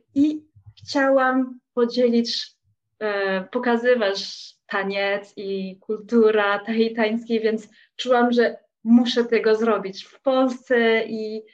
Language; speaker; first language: Polish; non-native, fluent; French